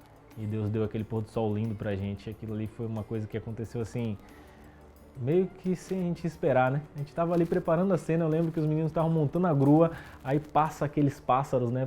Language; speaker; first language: Portuguese; native; Portuguese